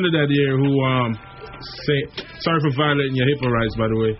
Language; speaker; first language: English; native; English